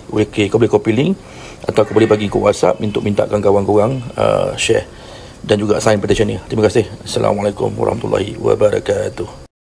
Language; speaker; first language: Malay; native; Malay